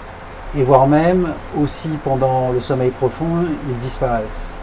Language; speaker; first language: French; native; French